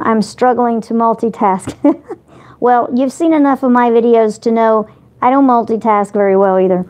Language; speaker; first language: English; native; English